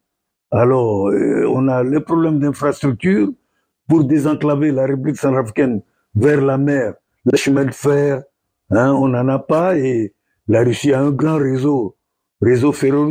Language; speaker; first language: French; non-native, local second language; Sango